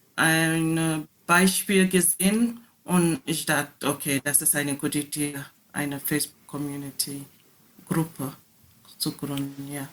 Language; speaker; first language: German; non-native, learner; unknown